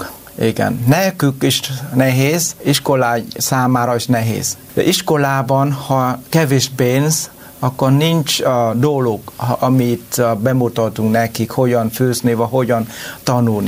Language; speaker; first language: Hungarian; non-native, learner; Vietnamese